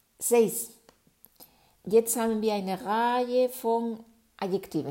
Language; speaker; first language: German; non-native, fluent; Spanish